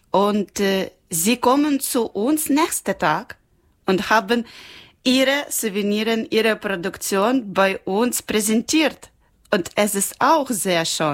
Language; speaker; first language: German; non-native, learner; Ukrainian